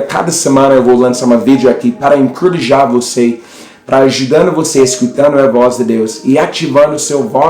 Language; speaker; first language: Portuguese; non-native, learner; English